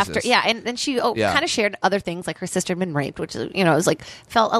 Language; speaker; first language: English; non-native, fluent; Portuguese